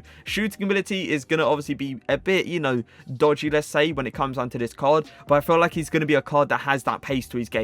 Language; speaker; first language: English; native; English